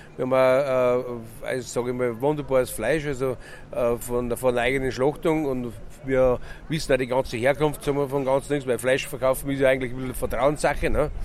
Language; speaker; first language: German; native; German